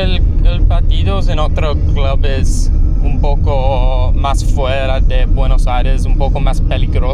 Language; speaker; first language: Spanish; non-native, learner; English